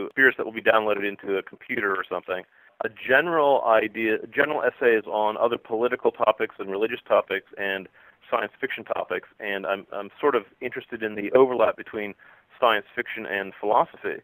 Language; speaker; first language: English; native; English